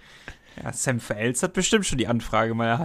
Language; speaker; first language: German; native; German